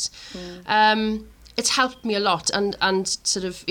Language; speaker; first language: English; native; English